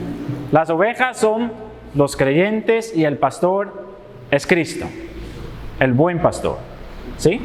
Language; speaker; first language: Spanish; non-native, fluent; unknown